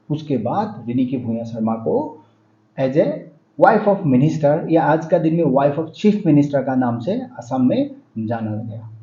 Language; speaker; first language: Hindi; non-native, local second language; Assamese